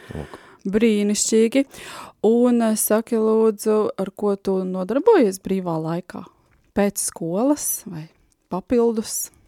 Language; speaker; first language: Latvian; native; Latvian